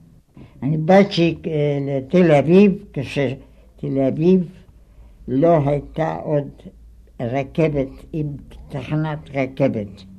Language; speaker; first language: Hebrew; non-native, fluent; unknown